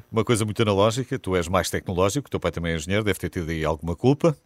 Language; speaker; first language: Portuguese; native; Portuguese